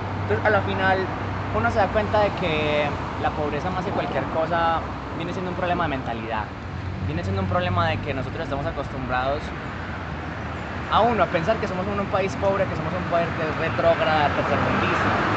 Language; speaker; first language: Spanish; native; Spanish